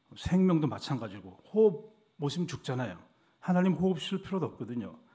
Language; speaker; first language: Korean; native; Korean